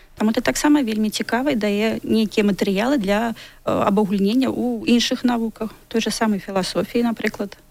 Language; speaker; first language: Belarusian; native; Belarusian